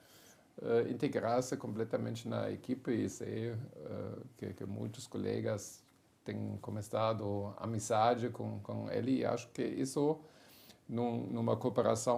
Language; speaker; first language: Portuguese; non-native, fluent; German